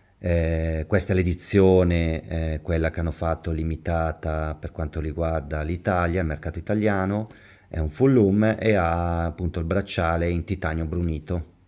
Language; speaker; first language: Italian; native; Italian